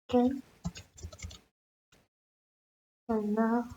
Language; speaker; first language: French; non-native, learner; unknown